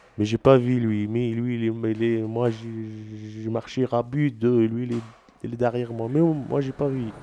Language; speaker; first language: French; non-native, learner; Arabic